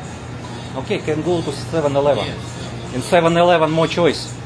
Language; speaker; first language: English; non-native, learner; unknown